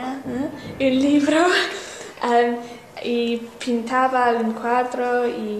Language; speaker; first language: Spanish; non-native, learner; English